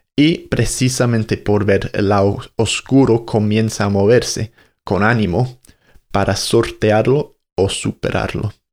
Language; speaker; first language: Spanish; non-native, fluent; English